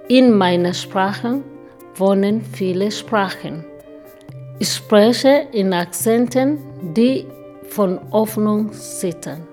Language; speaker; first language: German; non-native, fluent; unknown